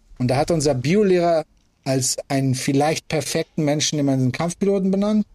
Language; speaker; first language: German; early bilingual, other home language; Persian